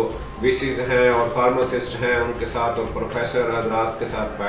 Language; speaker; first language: Urdu; native; Urdu